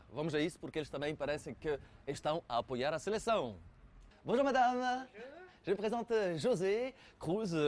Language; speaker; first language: Portuguese; early bilingual, heritage; French